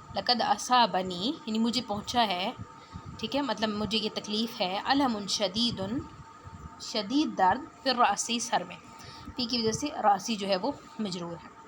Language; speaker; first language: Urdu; non-native, local second language; Punjabi